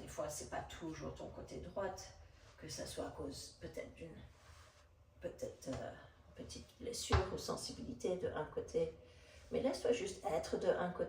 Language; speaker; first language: French; non-native, fluent; English